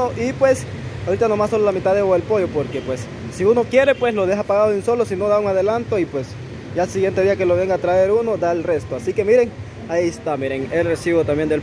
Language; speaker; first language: Spanish; native; Spanish